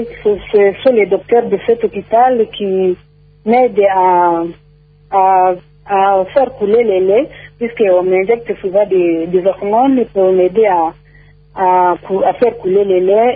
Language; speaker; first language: French; non-native, local second language; Nande